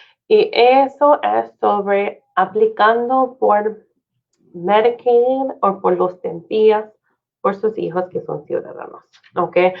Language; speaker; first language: Spanish; non-native, fluent; English